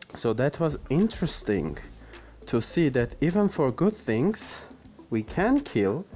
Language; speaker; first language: English; non-native, fluent; Armenian